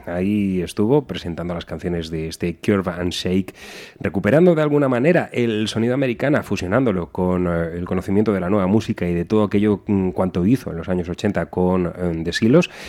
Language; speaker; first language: Spanish; native; Spanish